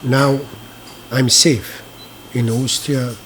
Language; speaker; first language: English; non-native, learner; Bosnian